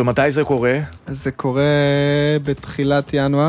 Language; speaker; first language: Hebrew; native; Hebrew